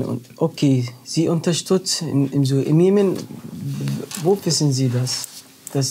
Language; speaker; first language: German; non-native, learner; Arabic